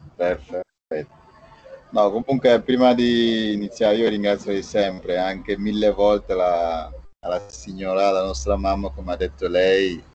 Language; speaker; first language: Italian; non-native, fluent; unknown